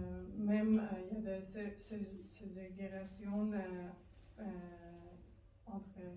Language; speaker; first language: French; non-native, learner; Persian